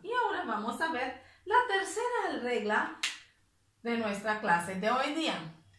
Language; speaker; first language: Spanish; native; Spanish